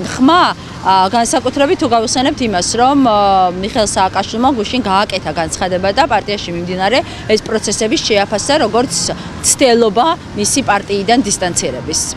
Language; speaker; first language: Georgian; native; Georgian